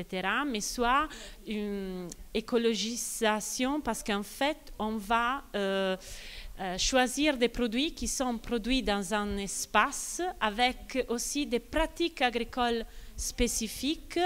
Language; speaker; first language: French; non-native, fluent; Italian